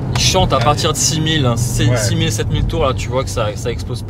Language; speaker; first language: French; native; French